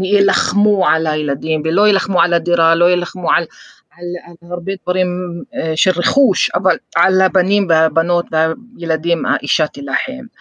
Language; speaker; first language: Hebrew; non-native, local second language; Arabic